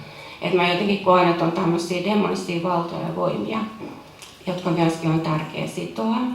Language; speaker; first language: Finnish; native; Finnish